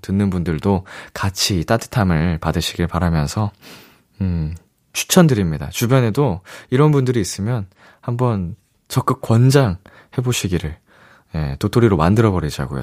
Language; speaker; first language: Korean; native; Korean